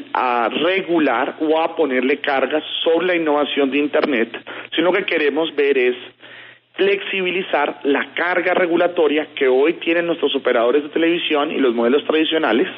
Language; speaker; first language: Spanish; native; Spanish